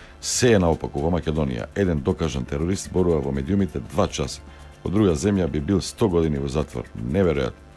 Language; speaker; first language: Macedonian; native; Macedonian